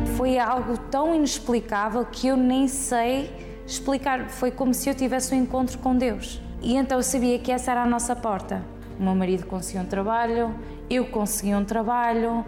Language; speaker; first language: Portuguese; early bilingual, heritage; Portuguese